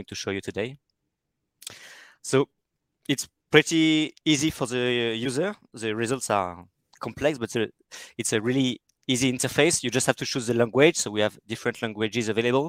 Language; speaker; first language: English; non-native, fluent; French